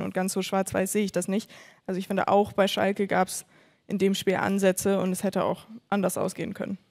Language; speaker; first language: German; native; German